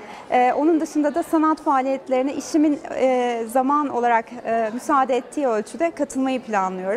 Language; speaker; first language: Turkish; native; Turkish